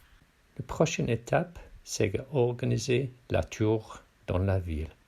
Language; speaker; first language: French; non-native, fluent; English